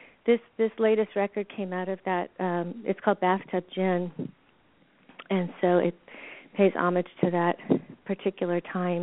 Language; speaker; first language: English; native; English